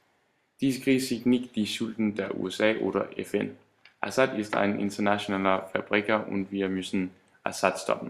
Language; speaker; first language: German; non-native, learner; Danish